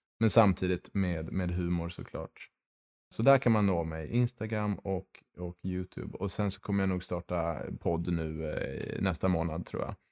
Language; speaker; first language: Swedish; early bilingual, heritage; Swedish